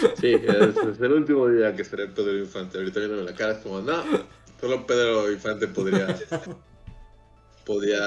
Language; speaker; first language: Spanish; native; Spanish